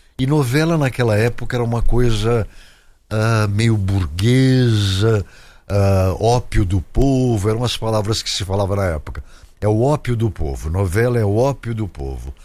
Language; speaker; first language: Portuguese; native; Portuguese